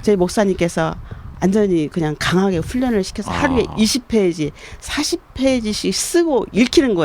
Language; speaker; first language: Korean; native; Korean